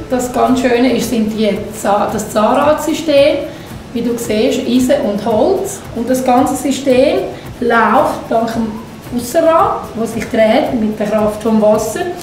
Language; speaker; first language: German; non-native, local second language; Italian